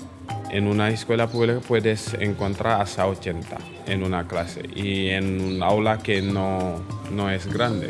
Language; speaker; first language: Spanish; non-native, fluent; Wolof